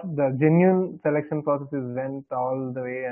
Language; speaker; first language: English; non-native, local second language; Telugu